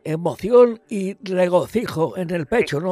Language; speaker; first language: Spanish; native; Spanish